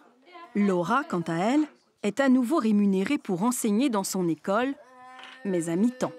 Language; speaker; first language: French; native; French